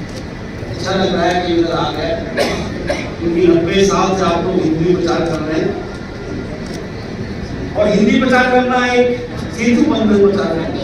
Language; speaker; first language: Hindi; non-native, local second language; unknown